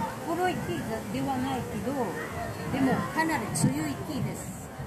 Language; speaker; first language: Japanese; non-native, fluent; Filipino